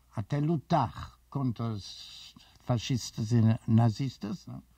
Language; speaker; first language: Portuguese; non-native, fluent; German